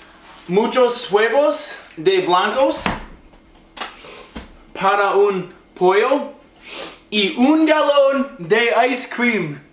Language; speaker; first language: Spanish; non-native, learner; English